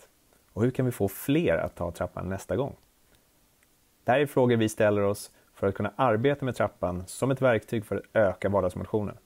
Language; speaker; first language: Swedish; native; Swedish